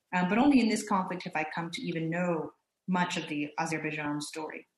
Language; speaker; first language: English; early bilingual, other home language; Turkish